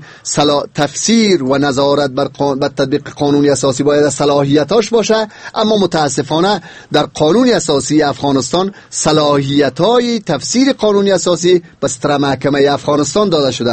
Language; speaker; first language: Persian; native; Persian